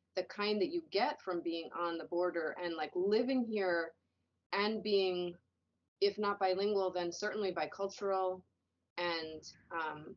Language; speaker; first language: English; native; English